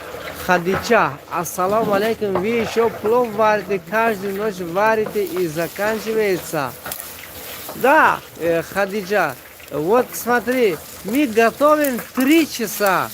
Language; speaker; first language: Russian; non-native, local second language; Tajik